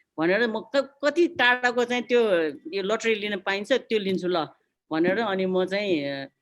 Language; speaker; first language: Nepali; native; Nepali